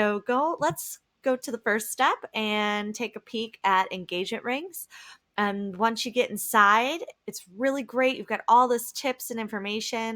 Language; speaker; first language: English; native; English